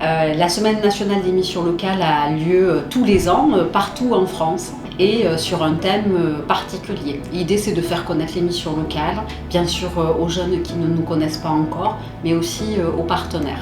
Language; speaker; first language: French; native; French